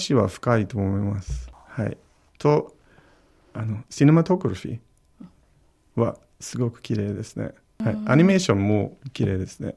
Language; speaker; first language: Japanese; non-native, learner; English